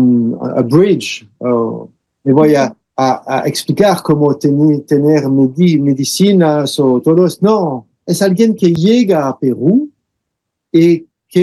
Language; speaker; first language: Spanish; non-native, fluent; French